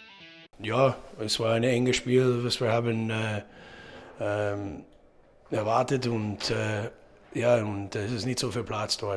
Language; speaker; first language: German; non-native, learner; English